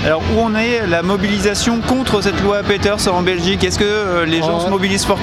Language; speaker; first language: French; native; French